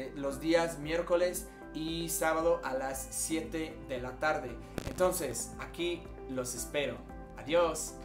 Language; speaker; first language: Spanish; non-native, fluent; English